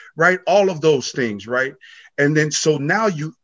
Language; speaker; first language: English; native; English